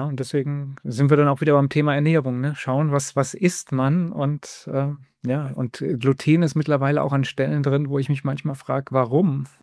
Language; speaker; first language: German; native; German